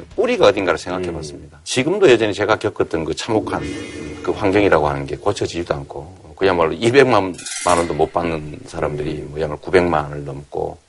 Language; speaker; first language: Korean; native; Korean